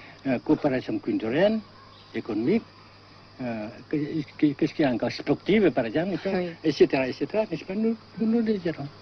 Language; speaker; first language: French; non-native, fluent; Vietnamese